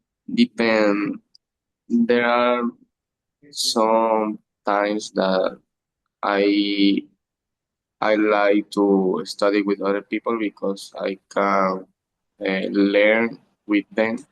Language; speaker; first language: English; non-native, learner; Spanish